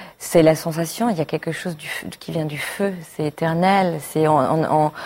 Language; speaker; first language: French; early bilingual, other home language; Hebrew